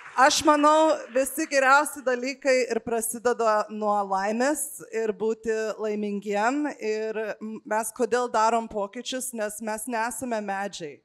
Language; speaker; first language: Lithuanian; early bilingual, heritage; Lithuanian